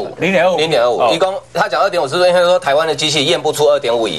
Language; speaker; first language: Chinese; native; Chinese